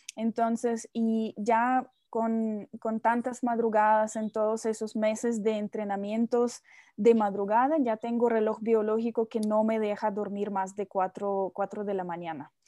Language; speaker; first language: Spanish; non-native, fluent; Russian